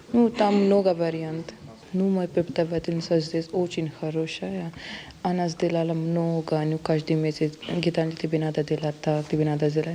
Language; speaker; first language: Russian; non-native, learner; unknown